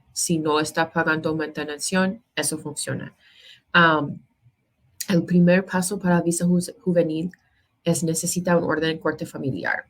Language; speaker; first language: Spanish; non-native, fluent; English